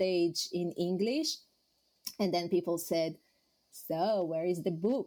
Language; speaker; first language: English; non-native, fluent; Hebrew